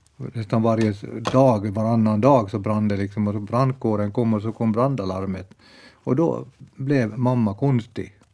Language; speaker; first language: Swedish; native; Swedish